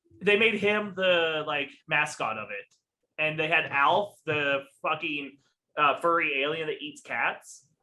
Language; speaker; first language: English; native; English